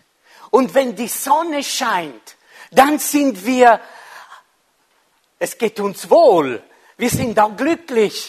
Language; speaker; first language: German; non-native, fluent; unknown